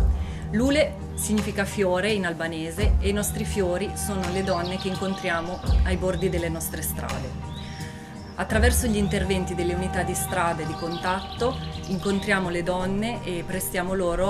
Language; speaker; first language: Italian; native; Italian